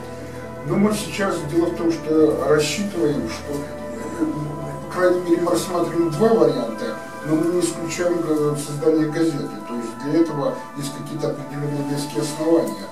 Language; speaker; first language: Russian; native; Russian